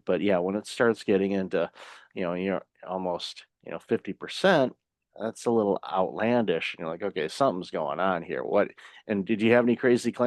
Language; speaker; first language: English; native; English